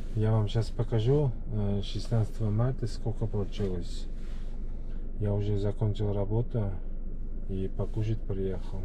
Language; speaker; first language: Russian; non-native, fluent; Uzbek